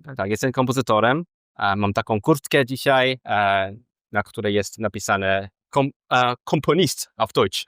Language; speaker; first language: Polish; non-native, fluent; Cantonese